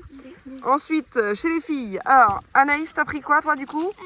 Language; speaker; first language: French; native; French